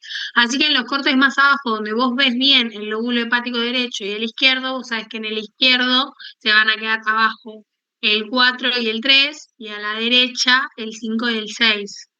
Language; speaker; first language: Spanish; native; Spanish